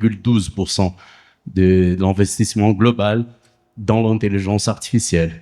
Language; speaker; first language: French; non-native, fluent; Portuguese